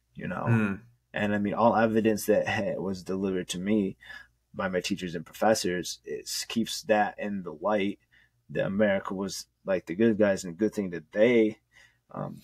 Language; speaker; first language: English; native; English